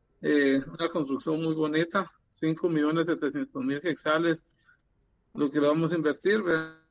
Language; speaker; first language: Spanish; native; Spanish